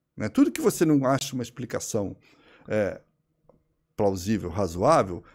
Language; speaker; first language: Portuguese; native; Portuguese